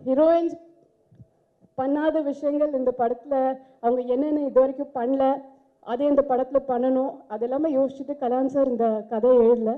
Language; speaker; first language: Tamil; non-native, fluent; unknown